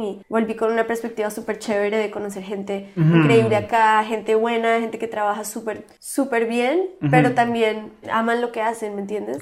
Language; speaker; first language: Spanish; early bilingual, heritage; Spanish